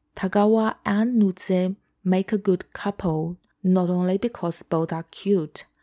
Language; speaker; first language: English; non-native, fluent; Chinese